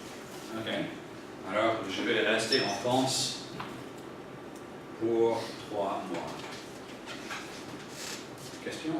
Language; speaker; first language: French; non-native, fluent; English